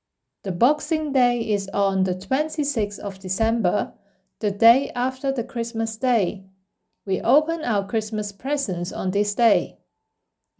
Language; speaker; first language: English; non-native, local second language; Cantonese